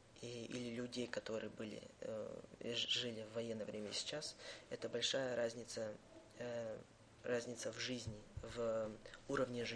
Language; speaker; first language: Russian; early bilingual, heritage; Russian